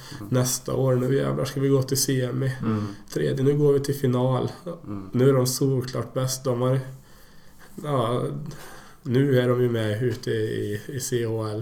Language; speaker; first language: Swedish; native; Swedish